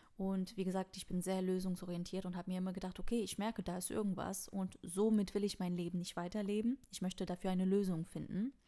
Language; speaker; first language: German; non-native, fluent; French